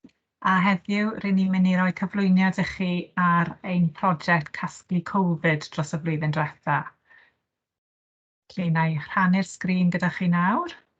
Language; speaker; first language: Welsh; native; Welsh